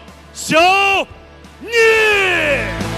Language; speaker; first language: Chinese; native; Chinese